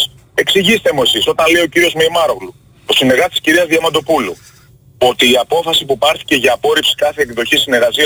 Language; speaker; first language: Greek; native; Greek